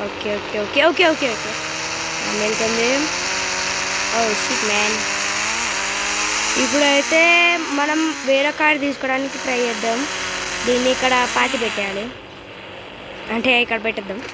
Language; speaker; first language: Telugu; native; Telugu